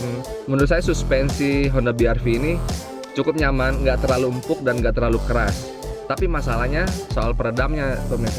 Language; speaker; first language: Indonesian; native; Indonesian